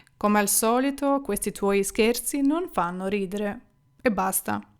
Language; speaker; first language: Italian; non-native, fluent; Ukrainian